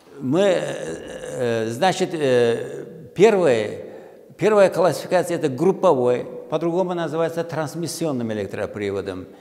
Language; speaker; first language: Russian; non-native, local second language; Uzbek